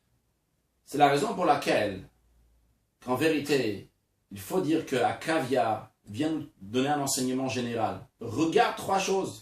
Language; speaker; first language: French; native; French